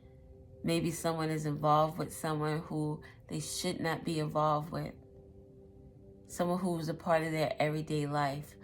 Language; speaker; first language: English; native; English